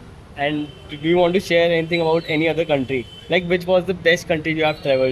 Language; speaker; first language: English; non-native, fluent; Hindi